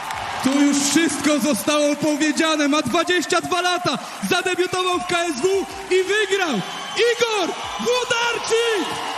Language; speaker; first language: Polish; native; Polish